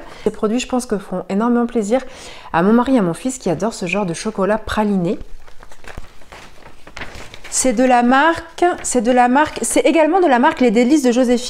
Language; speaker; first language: French; native; French